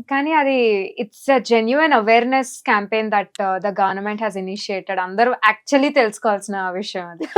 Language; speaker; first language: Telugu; native; Telugu